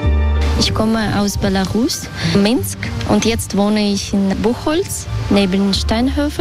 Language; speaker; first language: German; non-native, learner; Russian